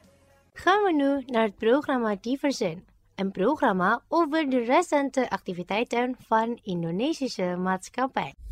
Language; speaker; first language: Dutch; non-native, fluent; Indonesian